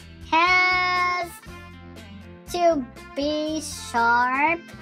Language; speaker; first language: English; non-native, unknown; Japanese